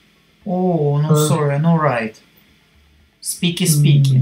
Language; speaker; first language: English; non-native, learner; Russian